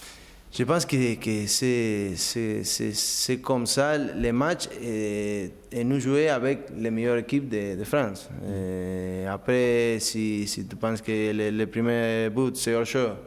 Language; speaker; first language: French; non-native, learner; Spanish